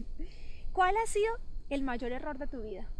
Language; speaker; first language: Spanish; native; Spanish